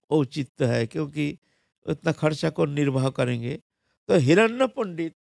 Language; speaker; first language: Hindi; non-native, local second language; Bangla